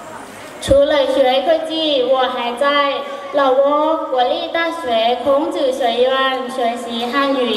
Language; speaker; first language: Chinese; non-native, learner; Hmong